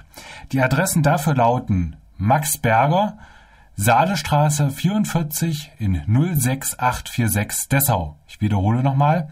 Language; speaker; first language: German; native; German